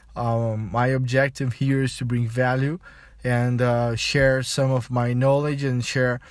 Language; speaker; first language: English; non-native, fluent; Portuguese